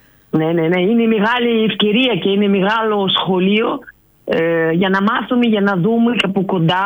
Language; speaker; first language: Greek; non-native, learner; Russian